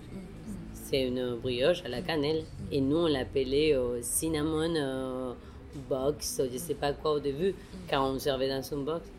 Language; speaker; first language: French; non-native, fluent; Spanish